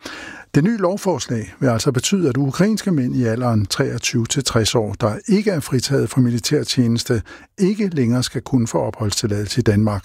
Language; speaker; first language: Danish; native; Danish